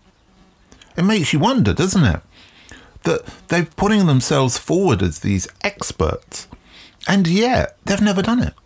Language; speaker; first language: English; native; English